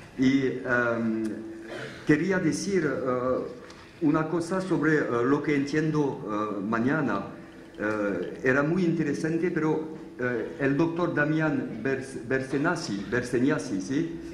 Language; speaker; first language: Spanish; non-native, fluent; French